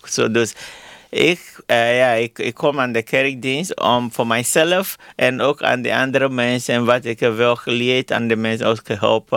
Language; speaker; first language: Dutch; non-native, learner; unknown